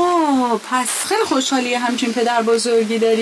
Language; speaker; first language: Persian; native; Persian